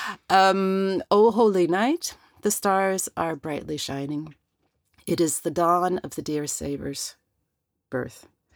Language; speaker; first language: English; native; English